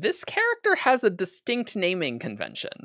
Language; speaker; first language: English; native; English